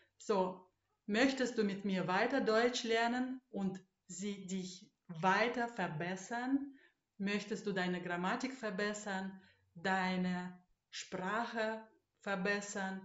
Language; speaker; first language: German; non-native, fluent; Russian